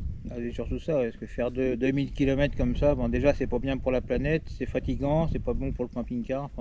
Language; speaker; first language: French; native; French